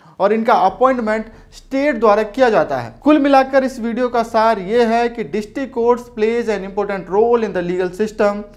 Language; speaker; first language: Hindi; native; Hindi